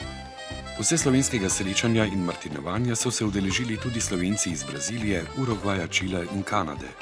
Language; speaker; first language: Slovenian; native; Slovenian